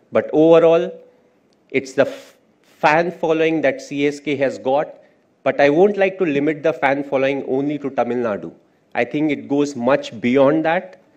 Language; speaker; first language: English; non-native, local second language; Hindi